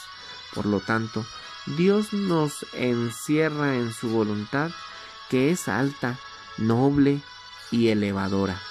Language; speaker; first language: Spanish; native; Spanish